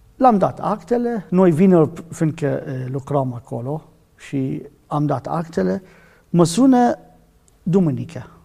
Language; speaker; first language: Romanian; non-native, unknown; Arabic